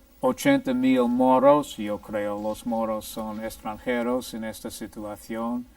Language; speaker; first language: Spanish; non-native, fluent; English